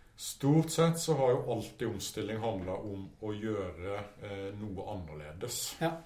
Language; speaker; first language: Norwegian; native; Norwegian